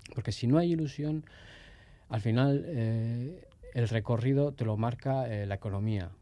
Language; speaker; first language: Spanish; native; Spanish